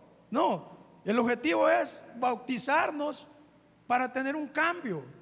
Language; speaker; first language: Spanish; native; Spanish